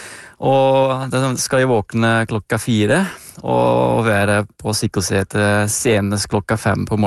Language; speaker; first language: Norwegian; non-native, fluent; Dutch